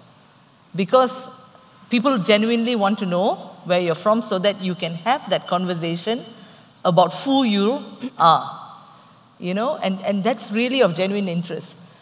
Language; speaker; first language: English; non-native, local second language; Tamil